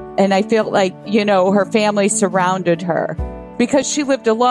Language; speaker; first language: English; native; English